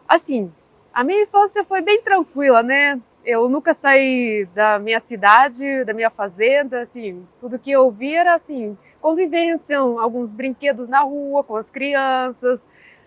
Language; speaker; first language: Portuguese; non-native, fluent; Russian